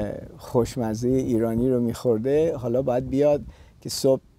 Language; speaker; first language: Persian; native; Persian